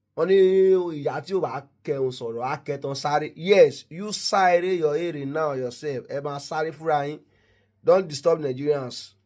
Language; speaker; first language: Nigerian Pidgin; non-native, local second language; Yoruba